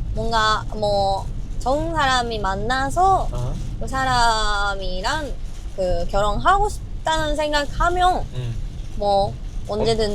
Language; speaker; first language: Korean; non-native, learner; Japanese